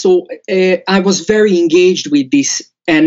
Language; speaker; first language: English; non-native, fluent; Hungarian